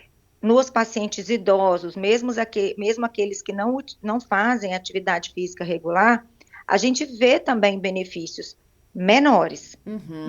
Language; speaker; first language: Portuguese; native; Portuguese